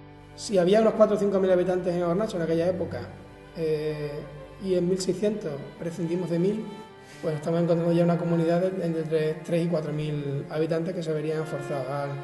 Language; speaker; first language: Spanish; native; Spanish